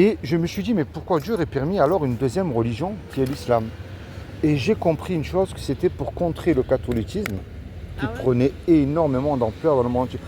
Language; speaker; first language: French; native; French